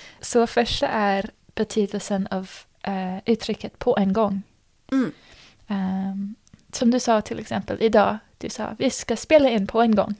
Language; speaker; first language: Swedish; non-native, learner; English